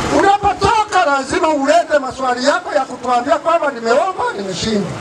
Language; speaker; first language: Swahili; non-native, local second language; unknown